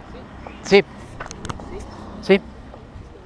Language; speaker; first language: Spanish; non-native, learner; English